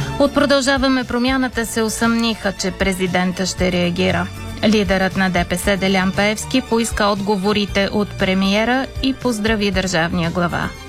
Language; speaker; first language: Bulgarian; native; Bulgarian